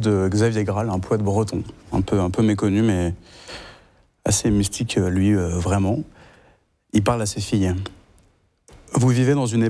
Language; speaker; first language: French; native; French